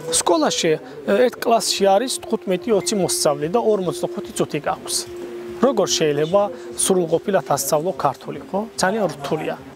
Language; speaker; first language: Georgian; non-native, local second language; Azerbaijani